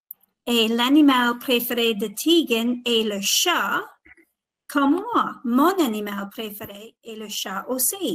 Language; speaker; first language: French; non-native, fluent; English